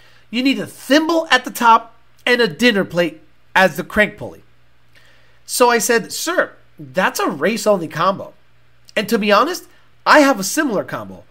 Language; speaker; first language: English; native; English